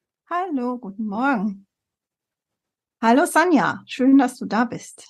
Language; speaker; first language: German; native; German